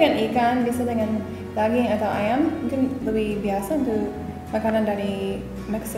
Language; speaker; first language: Indonesian; non-native, fluent; English